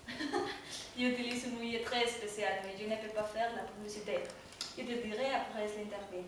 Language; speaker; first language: French; non-native, learner; Spanish